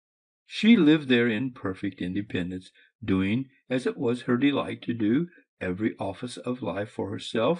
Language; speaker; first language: English; native; English